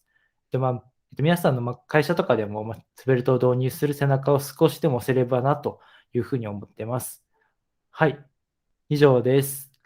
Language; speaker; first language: Japanese; native; Japanese